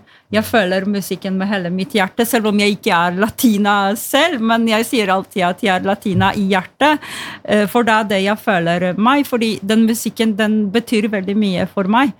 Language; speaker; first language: Norwegian; non-native, fluent; Polish